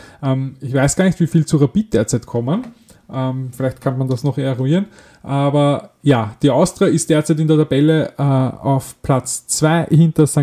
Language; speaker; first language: German; native; German